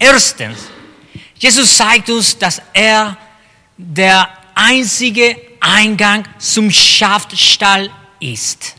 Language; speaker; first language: German; non-native, fluent; Spanish